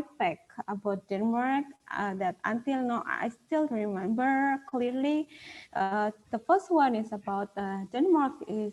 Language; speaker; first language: English; non-native, fluent; Indonesian